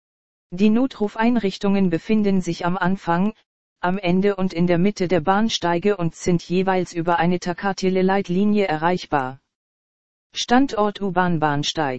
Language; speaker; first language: German; native; German